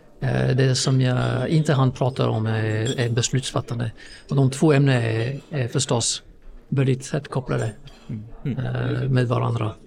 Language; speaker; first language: Swedish; non-native, fluent; English